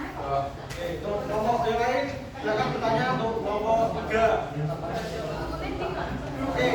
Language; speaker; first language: Indonesian; native; Indonesian